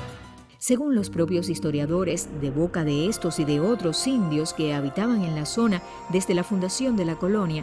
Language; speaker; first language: Spanish; native; Spanish